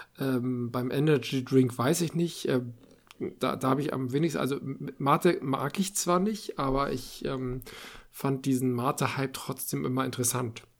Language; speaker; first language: German; native; German